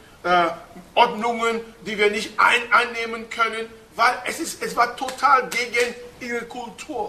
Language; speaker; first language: German; non-native, fluent; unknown